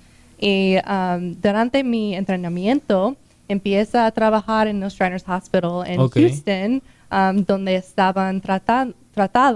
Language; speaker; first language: Spanish; non-native, learner; English